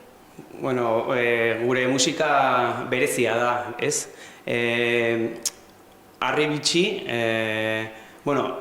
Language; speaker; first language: Basque; non-native, local second language; Spanish